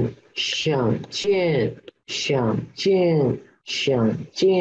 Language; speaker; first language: Chinese; non-native, learner; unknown